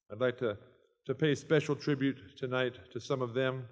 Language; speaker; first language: English; native; English